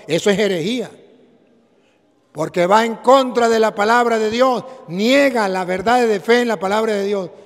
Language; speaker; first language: Spanish; native; Spanish